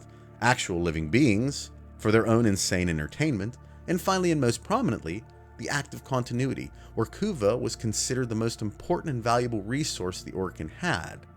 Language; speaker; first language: English; native; English